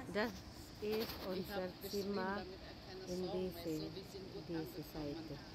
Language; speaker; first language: German; non-native, learner; Filipino